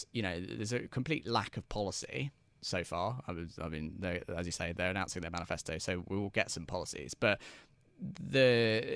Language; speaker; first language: English; native; English